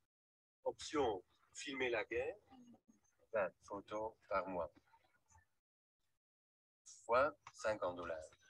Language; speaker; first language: French; non-native, fluent; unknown